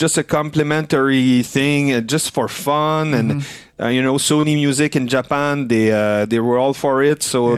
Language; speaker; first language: English; non-native, fluent; French